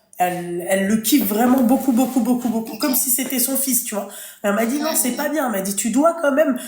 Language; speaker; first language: French; early bilingual, other home language; Arabic